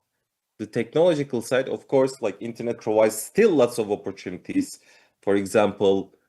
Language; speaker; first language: English; non-native, fluent; Turkish